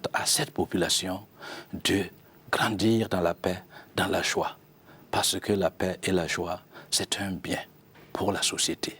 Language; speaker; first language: French; non-native, local second language; Mossi